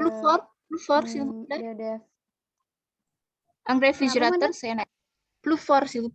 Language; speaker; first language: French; non-native, fluent; Indonesian